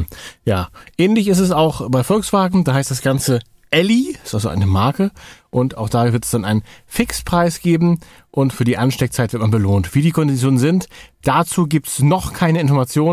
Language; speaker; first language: German; native; German